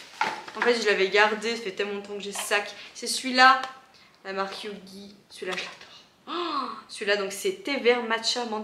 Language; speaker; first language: French; native; French